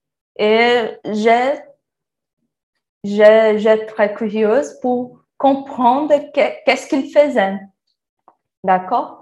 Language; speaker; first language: French; non-native, learner; Portuguese